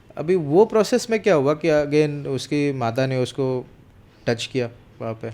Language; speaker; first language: Hindi; non-native, local second language; Marathi